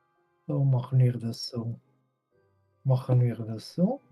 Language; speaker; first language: German; non-native, fluent; French